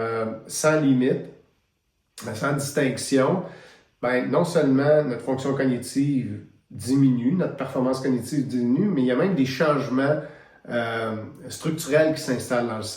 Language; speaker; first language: French; native; French